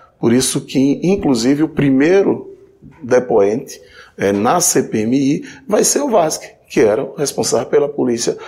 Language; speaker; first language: Portuguese; native; Portuguese